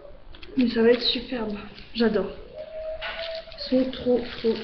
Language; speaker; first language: French; native; French